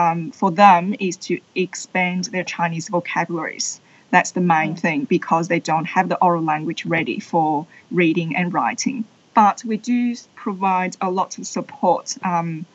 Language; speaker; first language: English; non-native, fluent; Chinese